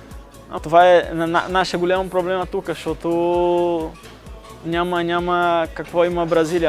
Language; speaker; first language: Bulgarian; non-native, learner; Portuguese